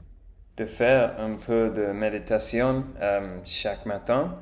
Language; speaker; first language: French; non-native, learner; English